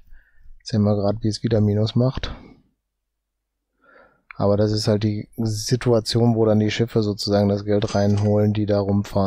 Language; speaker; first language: German; native; German